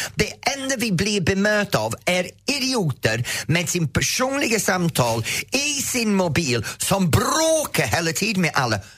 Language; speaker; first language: Swedish; native; Swedish